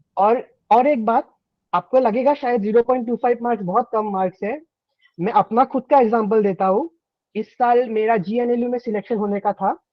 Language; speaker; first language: Hindi; non-native, local second language; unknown